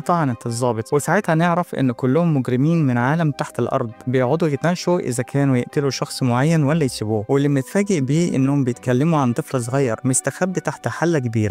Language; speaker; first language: Arabic; native; Arabic